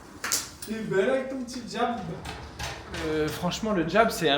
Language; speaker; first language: French; native; French